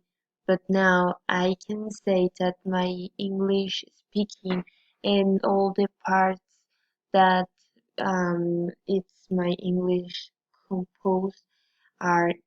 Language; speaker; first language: English; non-native, learner; Spanish